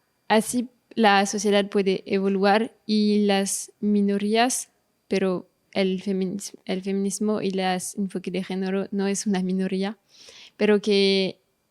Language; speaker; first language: Spanish; non-native, fluent; French